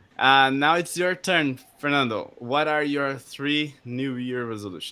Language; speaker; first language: English; non-native, fluent; Portuguese